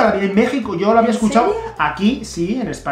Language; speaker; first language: Spanish; native; Spanish